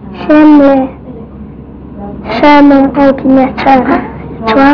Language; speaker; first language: French; non-native, learner; English